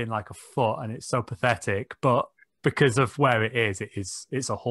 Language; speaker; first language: English; native; English